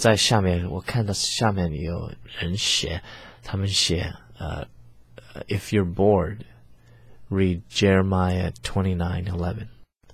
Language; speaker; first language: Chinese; early bilingual, heritage; English